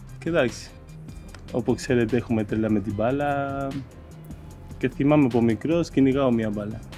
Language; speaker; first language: Greek; non-native, fluent; Spanish